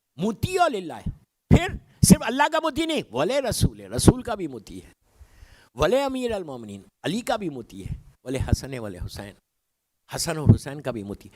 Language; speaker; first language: Urdu; native; Urdu